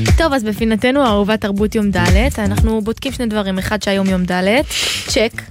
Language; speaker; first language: Hebrew; native; Hebrew